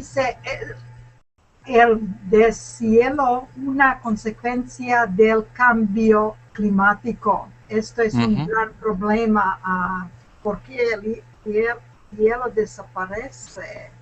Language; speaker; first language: Spanish; non-native, learner; English